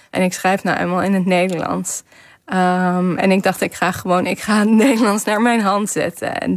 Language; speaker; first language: Dutch; early bilingual, other home language; Kazakh